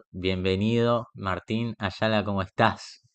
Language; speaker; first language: Spanish; native; Spanish